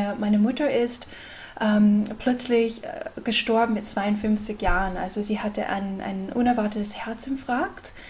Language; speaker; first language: German; non-native, fluent; English